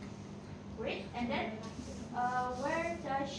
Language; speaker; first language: English; non-native, fluent; Indonesian